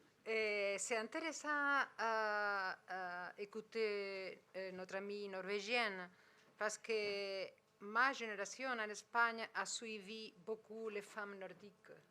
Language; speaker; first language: French; non-native, fluent; Spanish